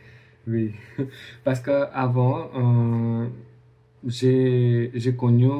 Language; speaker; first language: French; non-native, learner; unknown